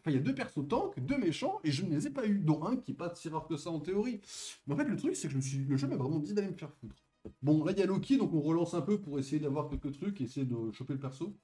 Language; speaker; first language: French; native; French